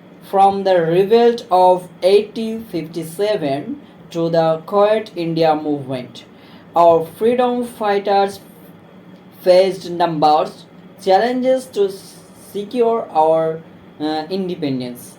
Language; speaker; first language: English; non-native, local second language; Bangla